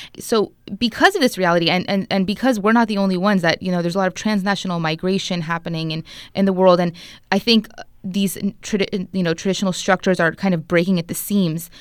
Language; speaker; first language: English; native; English